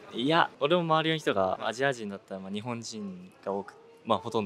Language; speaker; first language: Japanese; native; Japanese